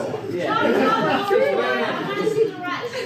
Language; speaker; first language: English; native; English